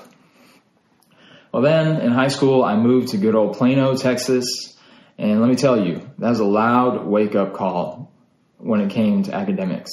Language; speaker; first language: English; native; English